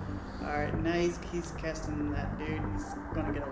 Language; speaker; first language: English; native; English